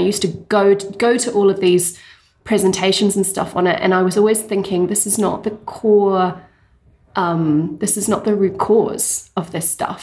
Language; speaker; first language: English; native; English